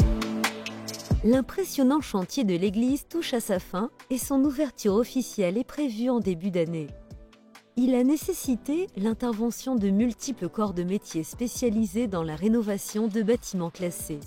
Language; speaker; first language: French; native; French